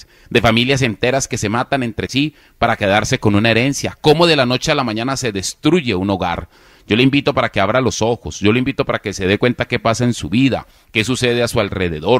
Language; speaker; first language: Spanish; native; Spanish